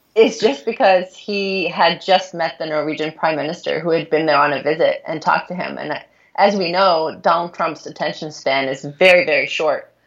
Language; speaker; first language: English; non-native, fluent; Norwegian